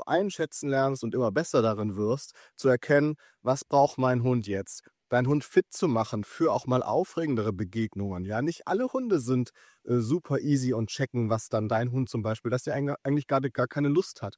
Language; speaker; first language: German; native; German